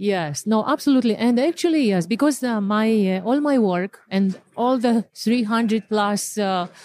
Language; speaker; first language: English; non-native, fluent; Romanian